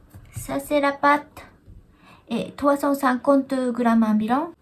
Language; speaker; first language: French; non-native, learner; Japanese